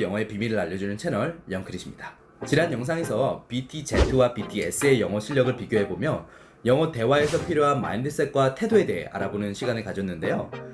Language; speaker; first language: Korean; native; Korean